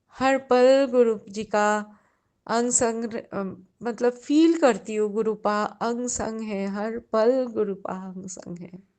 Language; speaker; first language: Hindi; non-native, local second language; Bangla